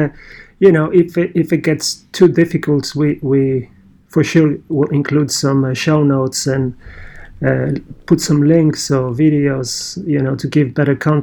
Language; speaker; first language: English; non-native, fluent; Polish